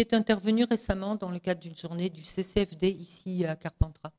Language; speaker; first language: French; native; French